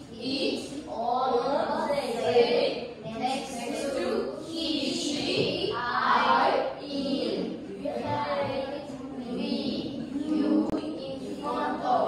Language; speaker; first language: English; non-native, learner; Kazakh